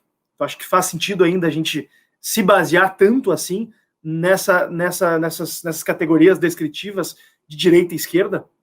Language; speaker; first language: Portuguese; native; Portuguese